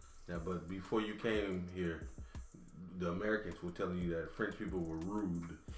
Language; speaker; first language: English; native; English